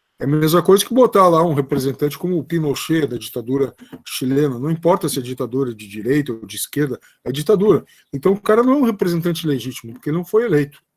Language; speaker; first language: Portuguese; native; Portuguese